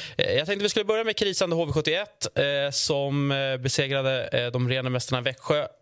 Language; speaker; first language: Swedish; native; Swedish